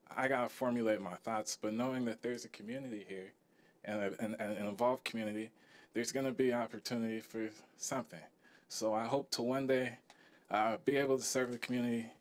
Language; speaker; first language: English; native; English